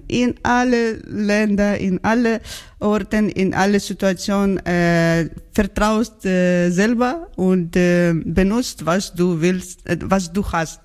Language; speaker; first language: German; non-native, learner; Georgian